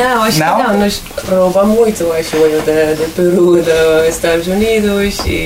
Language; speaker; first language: Portuguese; non-native, fluent; Dutch